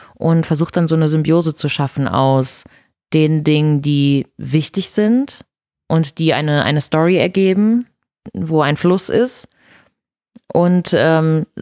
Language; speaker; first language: German; non-native, fluent; Portuguese